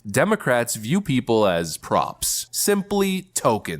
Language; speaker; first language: English; native; English